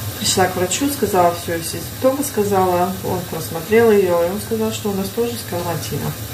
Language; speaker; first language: Russian; early bilingual, heritage; Russian